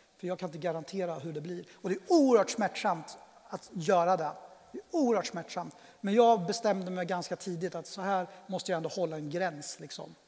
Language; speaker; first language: Swedish; native; Swedish